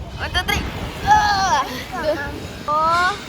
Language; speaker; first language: English; non-native, local second language; Filipino